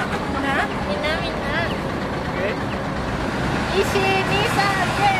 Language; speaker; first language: Japanese; non-native, learner; Thai